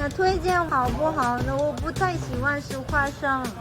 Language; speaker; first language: Chinese; non-native, learner; Korean